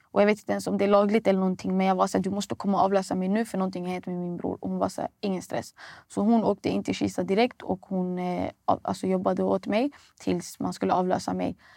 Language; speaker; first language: Swedish; early bilingual, other home language; Somali